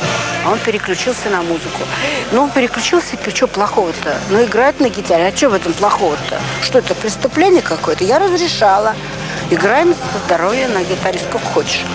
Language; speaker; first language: Russian; native; Russian